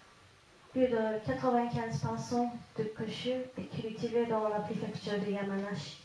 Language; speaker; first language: French; non-native, fluent; Japanese